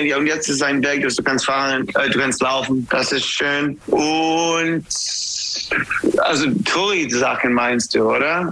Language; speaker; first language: German; non-native, learner; English